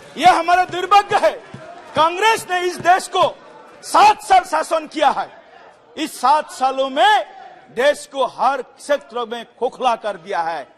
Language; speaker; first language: Hindi; non-native, local second language; Assamese